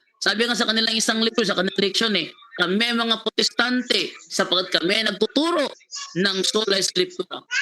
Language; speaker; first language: Filipino; non-native, local second language; Cebuano